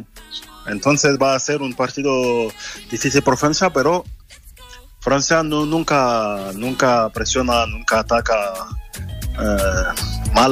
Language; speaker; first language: Spanish; non-native, fluent; French